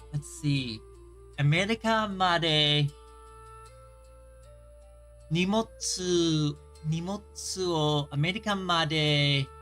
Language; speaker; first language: Japanese; non-native, learner; English